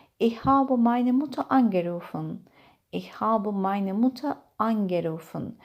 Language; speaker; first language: German; non-native, fluent; Turkish